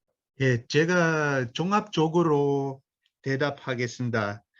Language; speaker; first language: Korean; non-native, learner; English